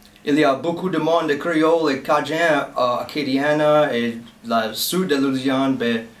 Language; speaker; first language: French; non-native, local second language; English